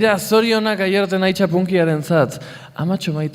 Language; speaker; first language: Basque; native; Basque